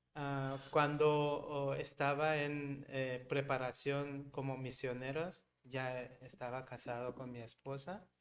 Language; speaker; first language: Spanish; non-native, learner; Korean